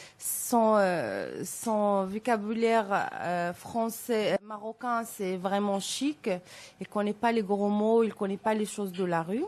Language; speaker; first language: French; non-native, local second language; Arabic